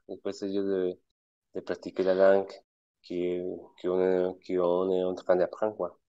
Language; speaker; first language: French; non-native, fluent; Spanish